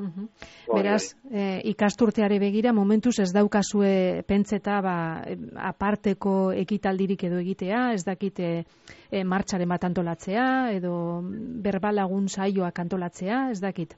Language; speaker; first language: Basque; native; Basque